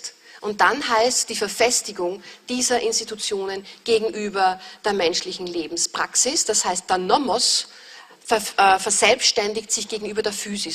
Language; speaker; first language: German; native; German